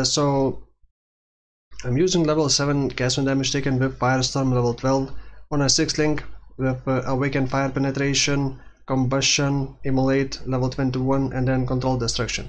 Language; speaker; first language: English; non-native, fluent; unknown